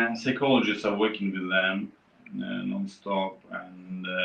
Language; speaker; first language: English; non-native, learner; Ukrainian